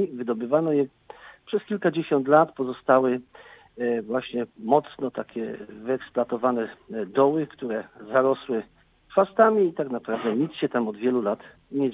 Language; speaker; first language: Polish; native; Polish